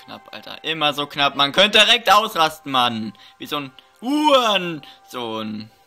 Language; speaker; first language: German; native; German